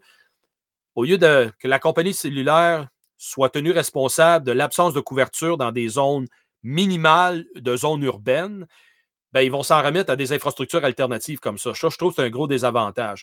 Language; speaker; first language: French; native; French